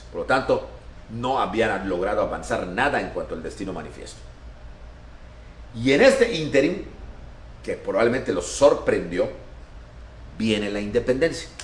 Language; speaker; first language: Spanish; native; Spanish